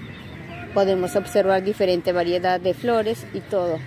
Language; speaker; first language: Spanish; native; Spanish